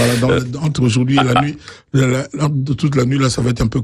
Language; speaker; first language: French; non-native, local second language; Lingala